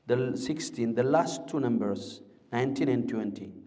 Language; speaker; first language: English; non-native, local second language; Amharic